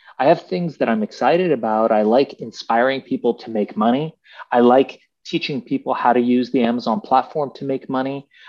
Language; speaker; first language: English; early bilingual, other home language; Persian